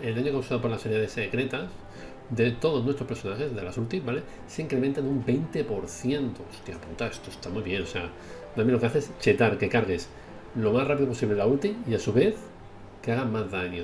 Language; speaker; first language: Spanish; native; Spanish